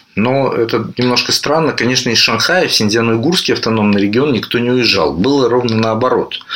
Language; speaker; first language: Russian; native; Russian